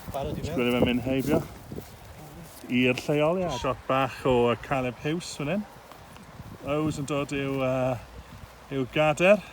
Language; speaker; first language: Welsh; native; Welsh